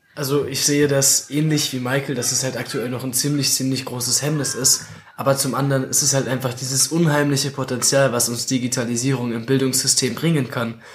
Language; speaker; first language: German; native; German